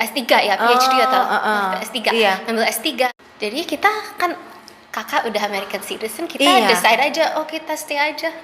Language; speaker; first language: Indonesian; early bilingual, heritage; Indonesian